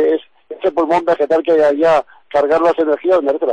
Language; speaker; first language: Spanish; native; Spanish